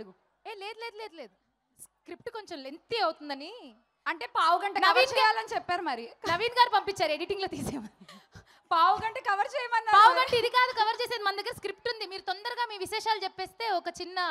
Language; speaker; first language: Telugu; native; Telugu